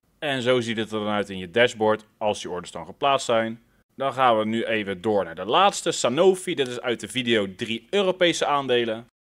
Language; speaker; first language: Dutch; native; Dutch